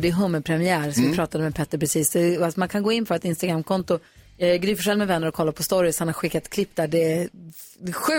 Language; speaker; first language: Swedish; native; Swedish